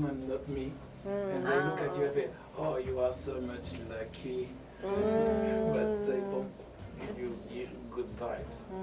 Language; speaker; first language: English; non-native, fluent; French